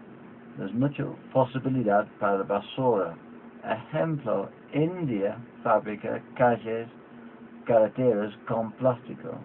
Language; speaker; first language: Spanish; non-native, learner; English